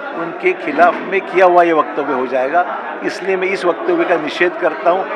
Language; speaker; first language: Hindi; non-native, local second language; Marathi